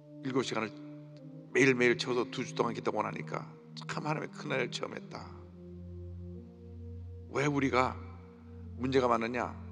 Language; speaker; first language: Korean; native; Korean